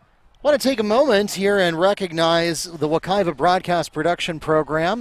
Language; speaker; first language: English; native; English